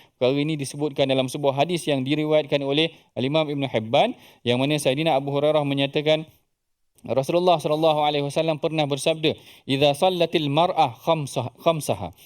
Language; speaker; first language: Malay; native; Malay